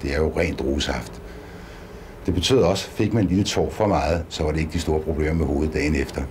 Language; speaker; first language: Danish; native; Danish